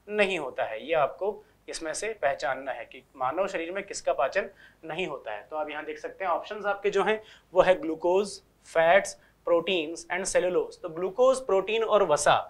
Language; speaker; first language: Hindi; native; Hindi